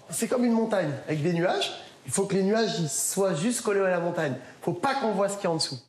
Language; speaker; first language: French; native; French